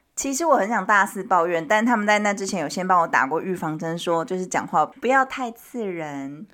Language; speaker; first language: Chinese; native; Chinese